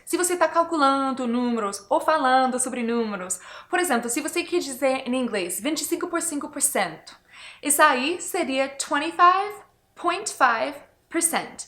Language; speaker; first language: Portuguese; non-native, fluent; English